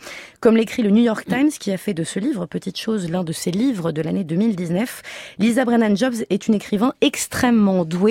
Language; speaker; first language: French; native; French